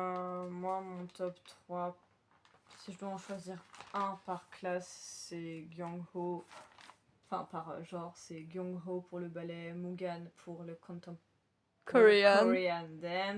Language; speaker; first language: French; native; French